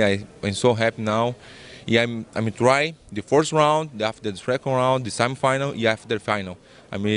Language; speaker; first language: English; non-native, learner; Portuguese